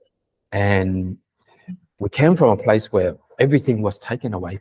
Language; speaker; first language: English; early bilingual, other home language; Vietnamese